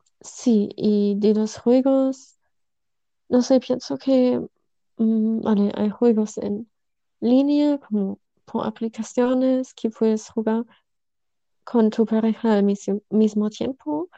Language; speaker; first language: Spanish; non-native, learner; German